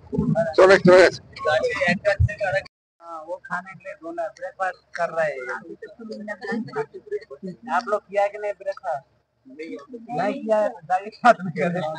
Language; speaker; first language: Hindi; non-native, local second language; Bangla